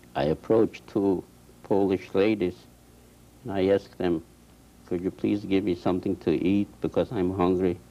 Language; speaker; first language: English; non-native, fluent; Polish